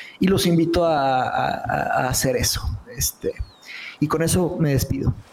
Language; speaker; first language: Spanish; early bilingual, other home language; Portuguese